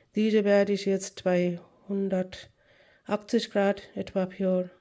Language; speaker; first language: German; non-native, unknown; Bangla